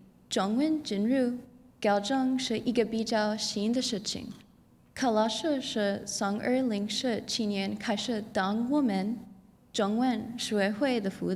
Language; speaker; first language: Chinese; non-native, learner; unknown